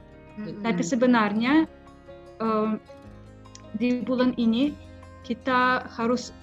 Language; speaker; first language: Indonesian; non-native, fluent; Russian